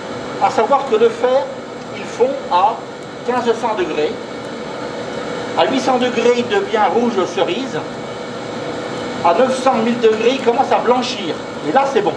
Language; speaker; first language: French; native; French